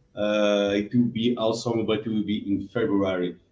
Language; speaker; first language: English; non-native, learner; Portuguese